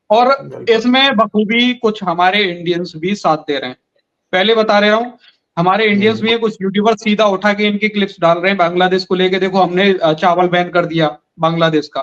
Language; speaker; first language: Hindi; native; Hindi